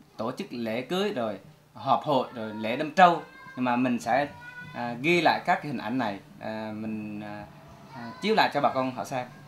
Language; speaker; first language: Vietnamese; non-native, local second language; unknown